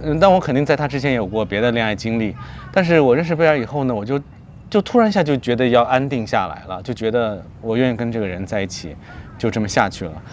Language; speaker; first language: Chinese; native; Chinese